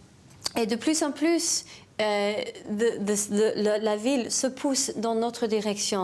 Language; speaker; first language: French; non-native, learner; English